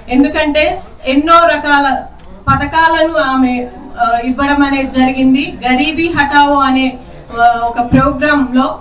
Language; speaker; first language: Telugu; non-native, local second language; Lambadi